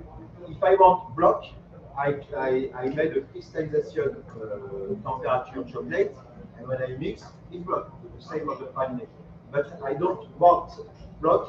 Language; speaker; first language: English; non-native, learner; French